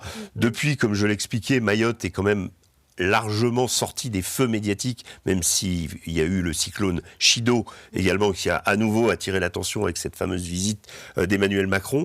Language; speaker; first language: French; native; French